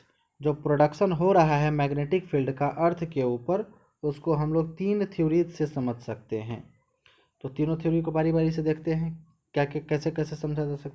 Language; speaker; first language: Hindi; native; Hindi